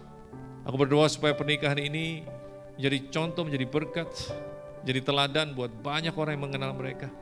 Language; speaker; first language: Indonesian; native; Indonesian